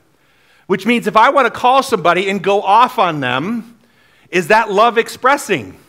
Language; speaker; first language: English; native; English